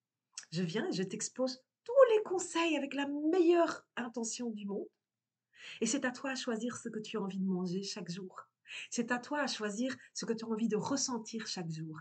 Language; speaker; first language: French; native; French